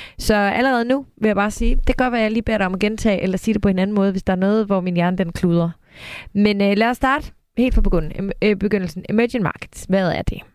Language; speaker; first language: Danish; native; Danish